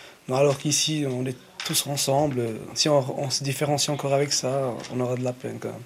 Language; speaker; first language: French; early bilingual, other home language; Tamil